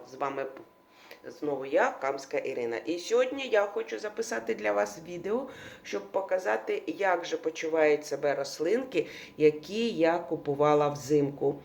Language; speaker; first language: Ukrainian; non-native, local second language; Russian